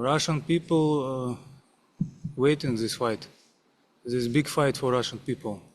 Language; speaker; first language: English; non-native, learner; Russian